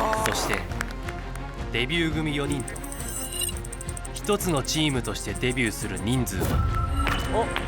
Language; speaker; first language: Japanese; native; Japanese